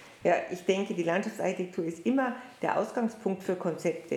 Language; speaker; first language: German; native; German